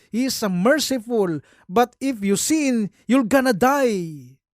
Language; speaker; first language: English; non-native, local second language; Filipino